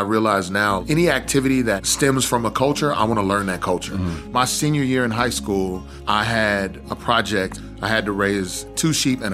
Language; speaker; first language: English; native; English